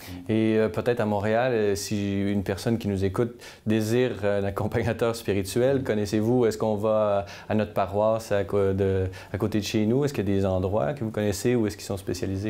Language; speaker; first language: French; native; French